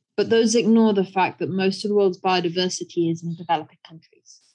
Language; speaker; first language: English; native; English